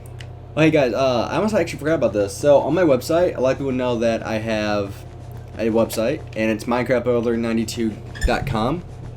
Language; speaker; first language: English; native; English